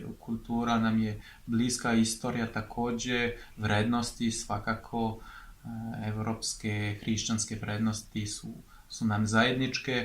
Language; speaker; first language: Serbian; non-native, fluent; French